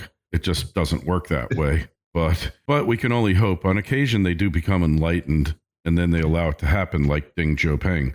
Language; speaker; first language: English; native; English